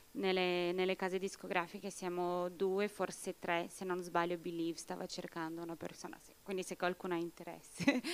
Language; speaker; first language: Italian; non-native, fluent; Portuguese